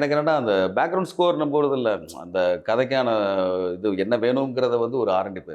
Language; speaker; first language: Tamil; native; Tamil